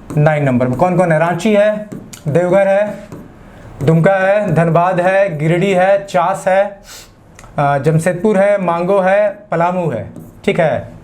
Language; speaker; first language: Hindi; native; Hindi